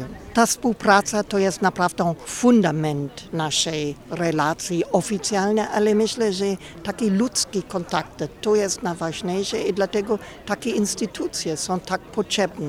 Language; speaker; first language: Polish; non-native, fluent; German